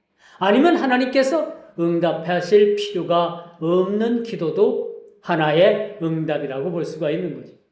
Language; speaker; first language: Korean; native; Korean